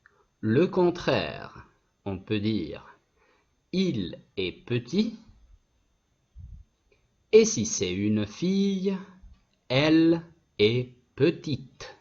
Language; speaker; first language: French; non-native, fluent; Spanish